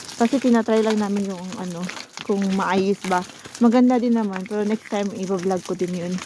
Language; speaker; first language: Filipino; non-native, local second language; Cebuano